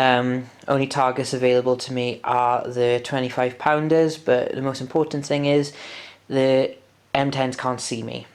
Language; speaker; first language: English; native; English